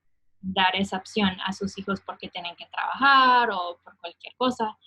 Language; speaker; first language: Spanish; non-native, fluent; English